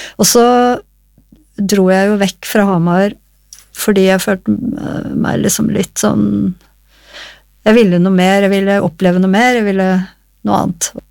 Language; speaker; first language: Norwegian; native; Norwegian